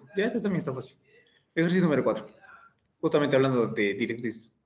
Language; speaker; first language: Spanish; native; Spanish